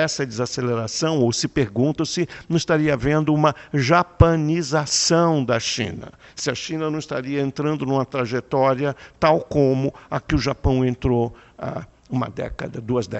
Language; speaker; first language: Portuguese; native; Portuguese